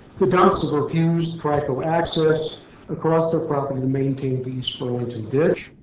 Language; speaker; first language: English; native; English